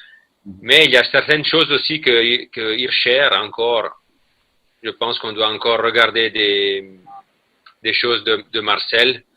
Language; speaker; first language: French; non-native, fluent; Italian